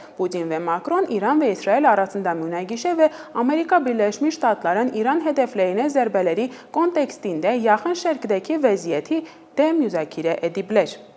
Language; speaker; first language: Azerbaijani; non-native, fluent; Armenian